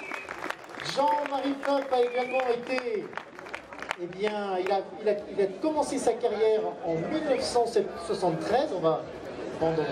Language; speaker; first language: French; native; French